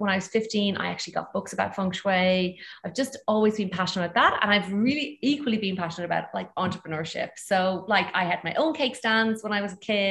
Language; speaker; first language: English; native; English